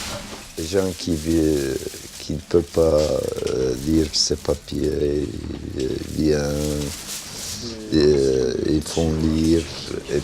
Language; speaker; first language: French; non-native, learner; Turkish